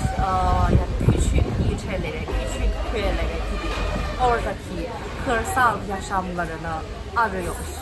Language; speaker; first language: Turkish; non-native, fluent; Chinese